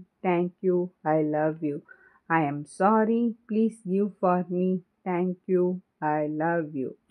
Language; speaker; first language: English; non-native, learner; Tamil